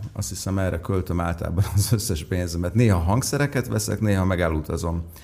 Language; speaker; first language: Hungarian; native; Hungarian